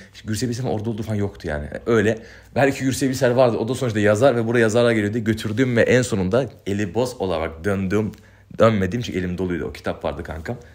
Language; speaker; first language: Turkish; native; Turkish